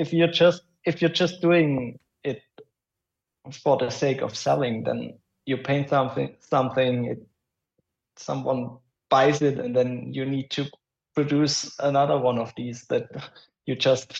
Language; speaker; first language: English; non-native, fluent; German